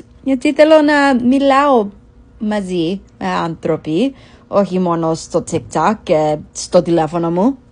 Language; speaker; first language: Greek; early bilingual, heritage; English